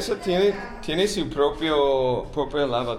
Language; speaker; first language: Spanish; non-native, learner; English